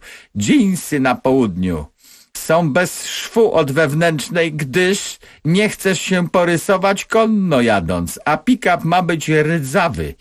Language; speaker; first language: Polish; native; Polish